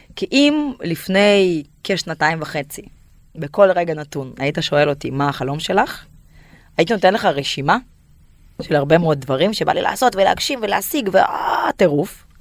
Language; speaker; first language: Hebrew; non-native, fluent; Russian